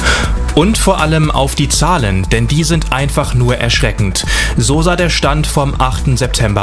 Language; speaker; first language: German; native; German